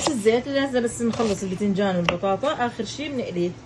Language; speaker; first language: Arabic; native; Arabic